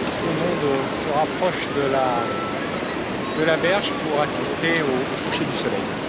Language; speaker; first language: French; native; French